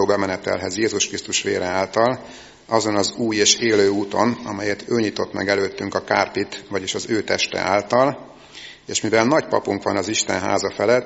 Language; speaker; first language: Hungarian; native; Hungarian